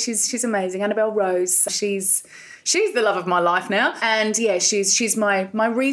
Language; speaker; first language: English; native; English